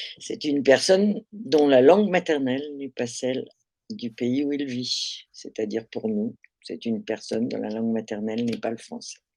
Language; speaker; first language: French; native; French